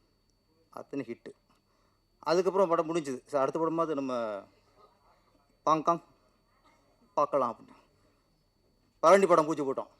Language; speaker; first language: Tamil; native; Tamil